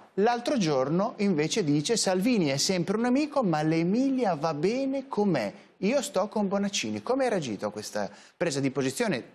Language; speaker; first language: Italian; native; Italian